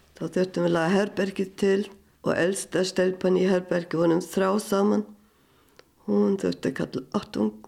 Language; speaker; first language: Icelandic; non-native, fluent; German